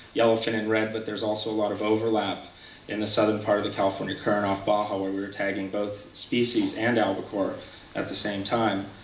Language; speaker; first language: English; native; English